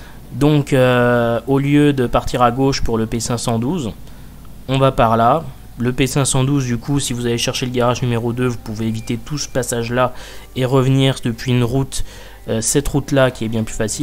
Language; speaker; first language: French; native; French